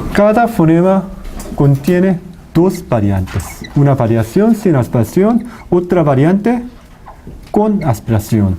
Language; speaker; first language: Spanish; non-native, fluent; Korean